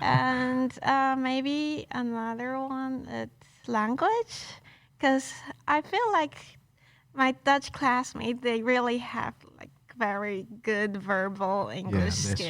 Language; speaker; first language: English; non-native, local second language; Chinese